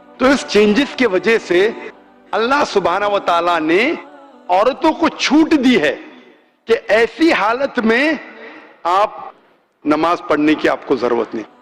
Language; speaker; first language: Hindi; non-native, local second language; Konkani